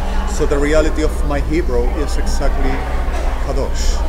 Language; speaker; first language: English; non-native, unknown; Spanish